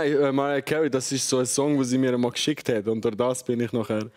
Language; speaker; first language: German; early bilingual, other home language; Albanian